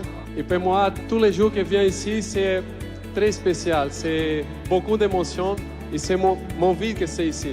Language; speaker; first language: French; non-native, learner; Portuguese